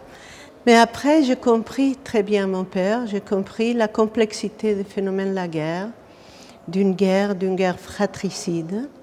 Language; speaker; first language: French; non-native, fluent; Spanish